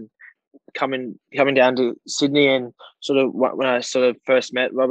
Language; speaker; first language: English; native; English